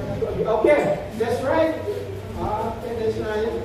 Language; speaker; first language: English; non-native, fluent; Indonesian